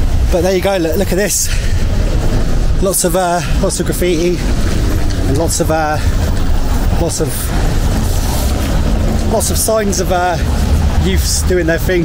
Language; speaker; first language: English; native; English